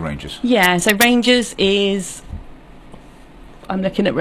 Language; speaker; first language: English; native; English